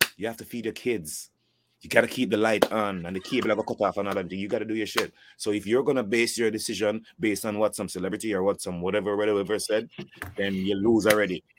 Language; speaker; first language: English; native; English